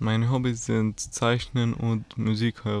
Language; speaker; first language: German; non-native, learner; Arabic